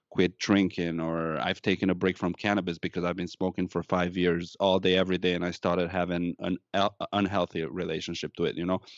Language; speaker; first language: English; non-native, fluent; Romanian